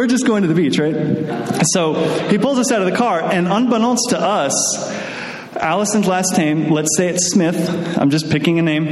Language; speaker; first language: English; native; English